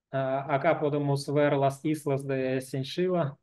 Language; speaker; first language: Spanish; non-native, learner; Russian